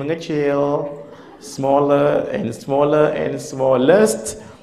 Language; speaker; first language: English; non-native, local second language; Malay